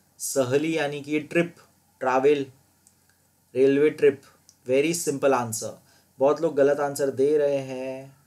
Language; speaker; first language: Hindi; non-native, local second language; Gujarati